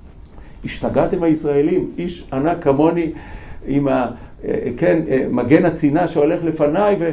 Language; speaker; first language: Hebrew; native; Hebrew